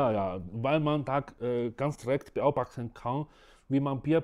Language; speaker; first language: German; non-native, fluent; Chinese